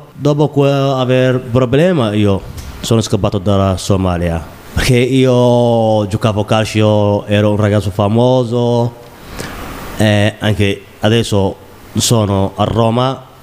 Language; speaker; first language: Italian; non-native, learner; Somali